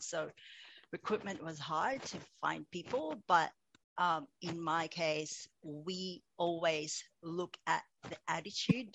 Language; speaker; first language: English; non-native, local second language; Cebuano